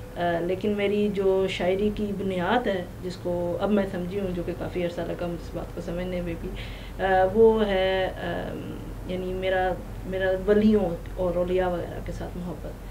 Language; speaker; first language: Urdu; non-native, local second language; Punjabi